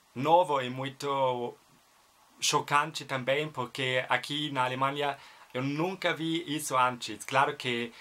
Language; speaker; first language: Portuguese; non-native, fluent; German